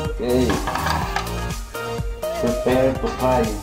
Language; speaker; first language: English; non-native, local second language; Filipino